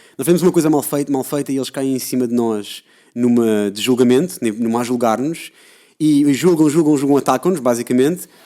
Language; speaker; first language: Portuguese; native; Portuguese